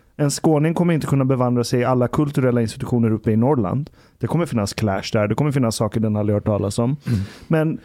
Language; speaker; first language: Swedish; early bilingual, other home language; Persian